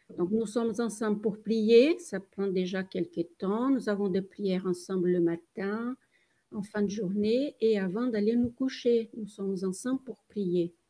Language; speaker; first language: French; non-native, fluent; Portuguese